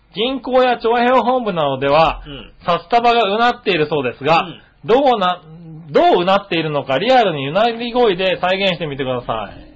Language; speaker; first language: Japanese; native; Japanese